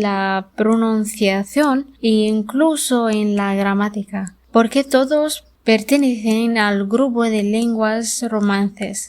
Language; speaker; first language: Spanish; non-native, learner; Arabic